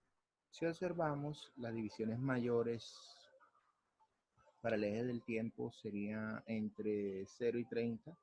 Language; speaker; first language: Spanish; native; Spanish